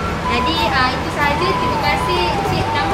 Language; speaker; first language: Malay; native; Malay